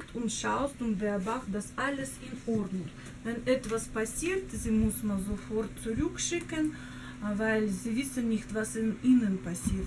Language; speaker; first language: German; non-native, learner; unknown